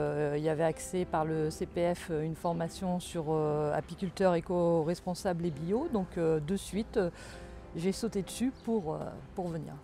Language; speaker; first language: French; native; French